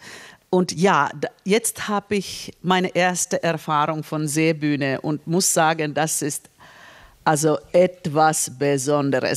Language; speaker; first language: German; non-native, fluent; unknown